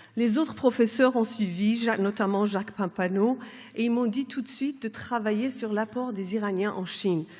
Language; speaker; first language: French; non-native, fluent; Persian